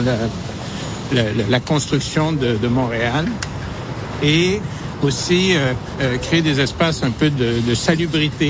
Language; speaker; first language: French; native; French